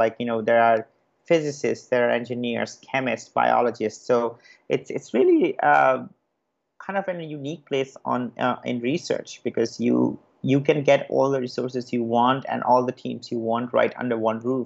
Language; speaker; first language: English; non-native, local second language; Bangla